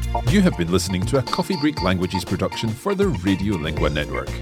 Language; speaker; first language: English; native; English